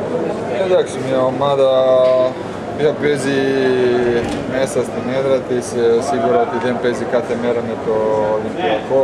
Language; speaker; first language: Greek; non-native, fluent; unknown